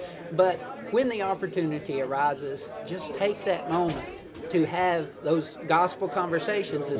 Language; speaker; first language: English; native; English